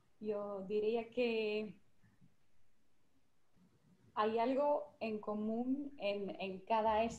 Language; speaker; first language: Spanish; non-native, fluent; Finnish